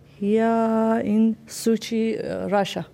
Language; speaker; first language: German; non-native, learner; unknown